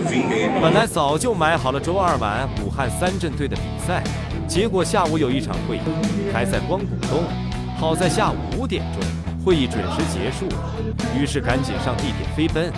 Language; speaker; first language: Chinese; native; Chinese